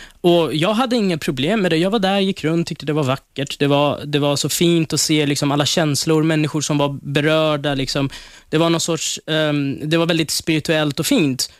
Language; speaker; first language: Swedish; non-native, fluent; Persian